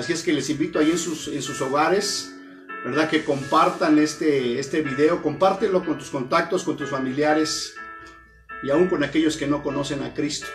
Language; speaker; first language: Spanish; native; Spanish